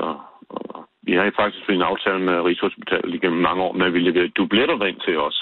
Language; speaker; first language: Danish; native; Danish